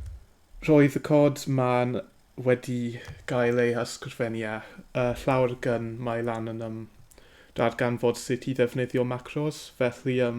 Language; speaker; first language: Welsh; non-native, learner; English